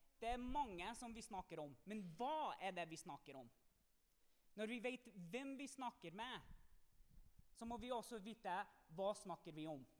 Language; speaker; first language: Norwegian; non-native, fluent; English